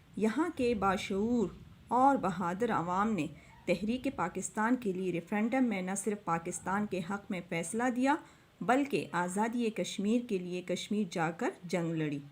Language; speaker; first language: Urdu; non-native, local second language; Pashto